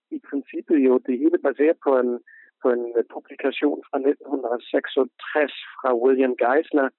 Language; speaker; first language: Danish; early bilingual, other home language; German